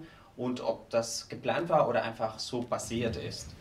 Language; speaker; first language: German; non-native, learner; Spanish